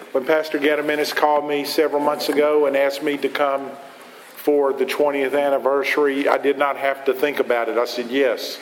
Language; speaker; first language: English; native; English